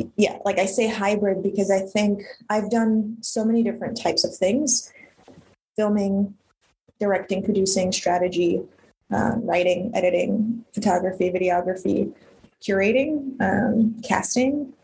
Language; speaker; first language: English; early bilingual, other home language; Russian